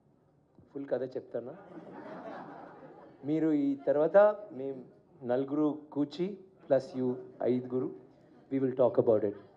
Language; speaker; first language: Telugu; non-native, learner; Tamil